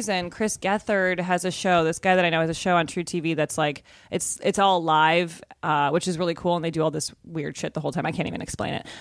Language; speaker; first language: English; native; English